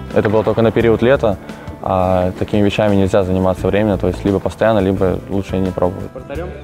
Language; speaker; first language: Russian; native; Russian